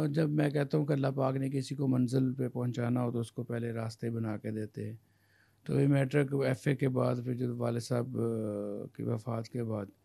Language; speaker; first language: Urdu; non-native, local second language; Punjabi